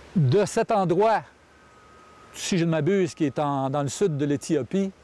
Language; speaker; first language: French; native; French